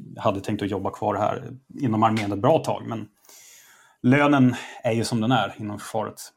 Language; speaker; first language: Swedish; native; Swedish